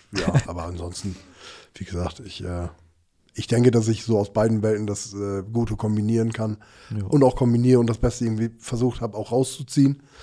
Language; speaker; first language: German; early bilingual, other home language; Turkish